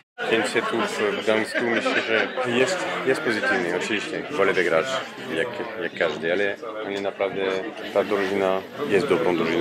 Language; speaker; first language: Polish; non-native, learner; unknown